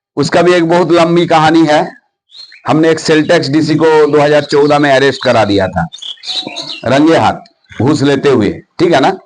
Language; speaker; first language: Hindi; non-native, local second language; Bangla